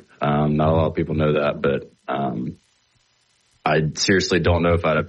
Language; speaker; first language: English; native; English